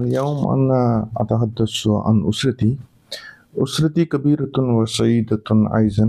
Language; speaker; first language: Arabic; non-native, learner; Kashmiri